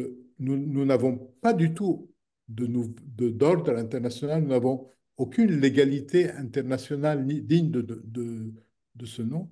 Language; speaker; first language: French; non-native, local second language; Arabic